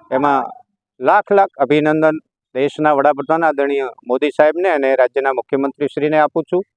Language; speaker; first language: Gujarati; native; Gujarati